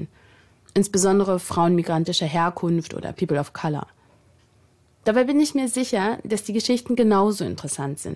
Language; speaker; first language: German; native; German